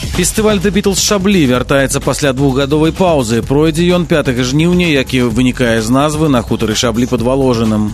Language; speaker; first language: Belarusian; native; Belarusian